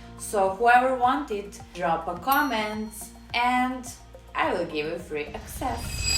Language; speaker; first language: English; non-native, fluent; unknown